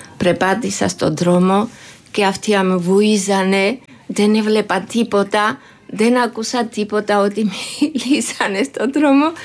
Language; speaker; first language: Greek; non-native, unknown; Georgian